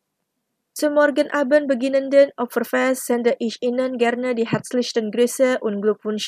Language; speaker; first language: German; non-native, fluent; Indonesian